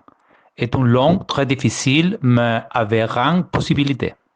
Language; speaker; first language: French; non-native, learner; Spanish